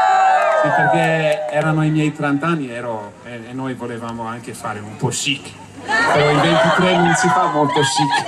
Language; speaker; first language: Italian; non-native, fluent; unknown